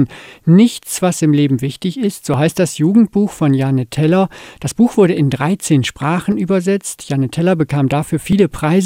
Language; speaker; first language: German; native; German